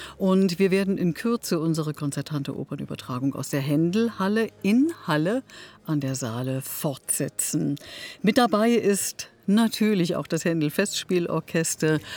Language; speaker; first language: German; native; German